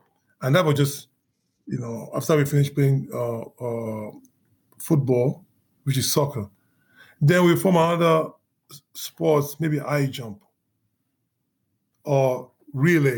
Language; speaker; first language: English; non-native, local second language; Yoruba